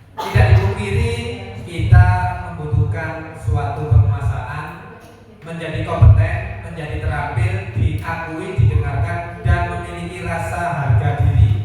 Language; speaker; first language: Indonesian; native; Indonesian